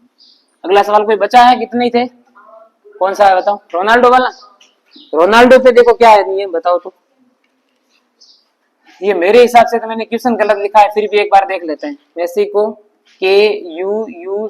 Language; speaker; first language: Hindi; native; Hindi